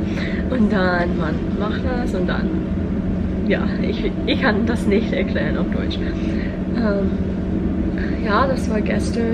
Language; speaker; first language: German; non-native, learner; English